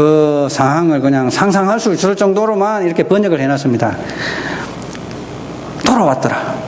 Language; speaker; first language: Korean; native; Korean